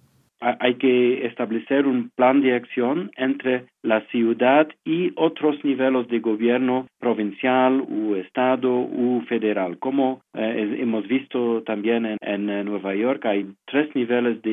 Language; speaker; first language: Spanish; non-native, fluent; French